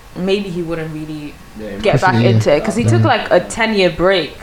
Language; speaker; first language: English; non-native, fluent; Swedish